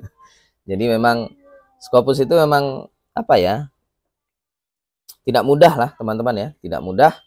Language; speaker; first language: Indonesian; native; Indonesian